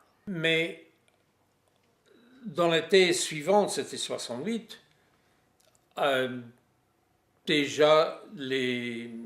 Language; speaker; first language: French; non-native, fluent; English